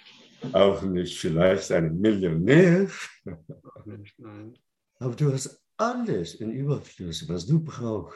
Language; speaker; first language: German; non-native, fluent; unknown